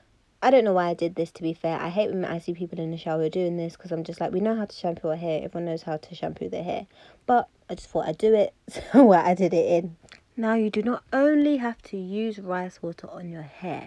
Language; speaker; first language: English; native; English